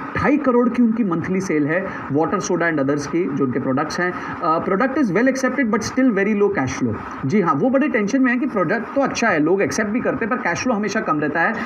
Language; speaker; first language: Hindi; native; Hindi